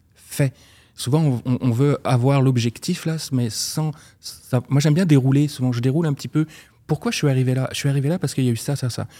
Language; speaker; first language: French; native; French